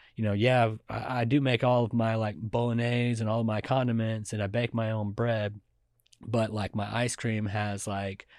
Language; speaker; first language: English; native; English